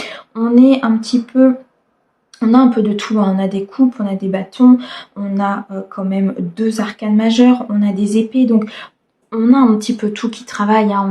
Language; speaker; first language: French; native; French